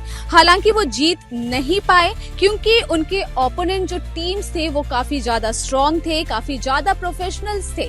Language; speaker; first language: Hindi; native; Hindi